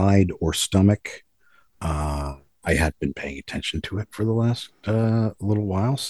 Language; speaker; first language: English; native; English